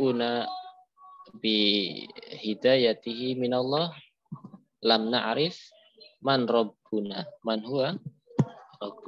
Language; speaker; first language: Arabic; non-native, fluent; Indonesian